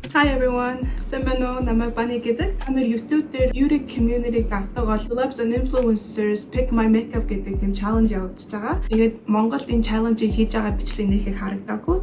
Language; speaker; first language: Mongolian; early bilingual, heritage; Mongolian